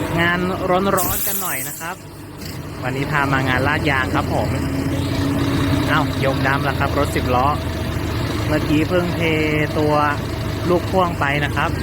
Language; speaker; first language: Thai; native; Thai